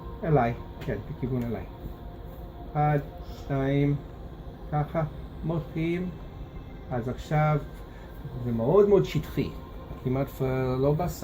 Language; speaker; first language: Hebrew; non-native, fluent; English